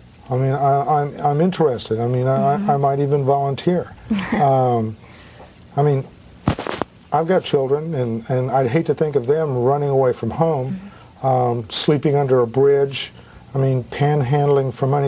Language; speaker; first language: English; early bilingual, other home language; Spanish